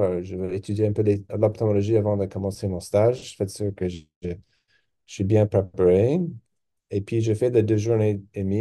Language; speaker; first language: French; non-native, local second language; English